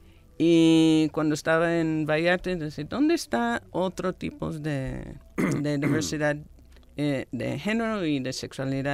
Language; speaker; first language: Spanish; non-native, fluent; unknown